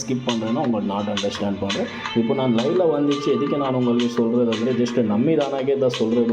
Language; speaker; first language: Tamil; non-native, learner; Kannada